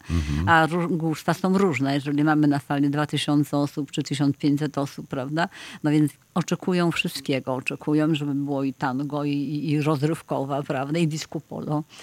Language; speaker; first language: Polish; native; Polish